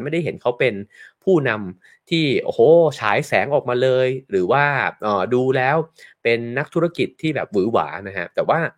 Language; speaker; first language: Thai; native; Thai